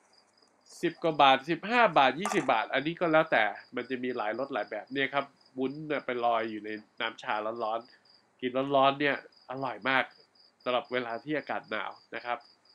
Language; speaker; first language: Thai; native; Thai